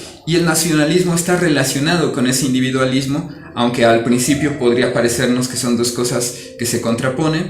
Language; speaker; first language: Spanish; native; Spanish